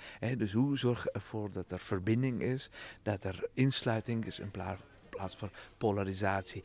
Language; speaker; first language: Dutch; non-native, fluent; Persian